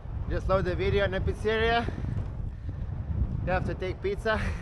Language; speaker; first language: English; non-native, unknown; Lithuanian